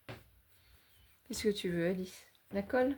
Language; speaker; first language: French; native; French